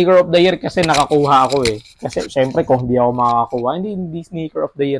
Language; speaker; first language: Filipino; native; Filipino